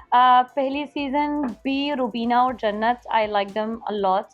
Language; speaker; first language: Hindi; non-native, learner; Arabic